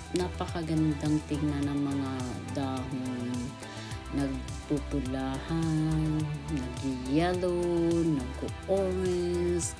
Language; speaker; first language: Filipino; native; Filipino